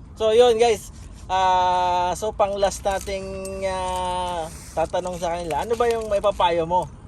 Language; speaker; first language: Filipino; native; Filipino